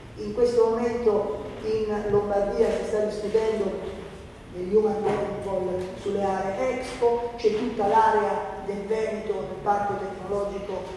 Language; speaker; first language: Italian; native; Italian